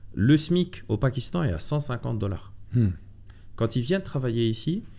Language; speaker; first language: French; non-native, local second language; Arabic